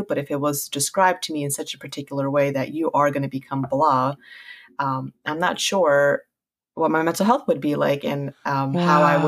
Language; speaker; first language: English; early bilingual, other home language; Punjabi